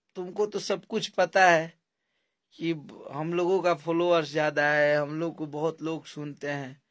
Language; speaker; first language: Hindi; native; Hindi